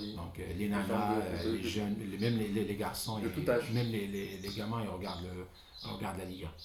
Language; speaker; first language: French; non-native, local second language; Arabic